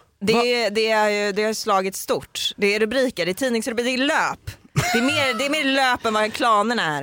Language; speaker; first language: Swedish; native; Swedish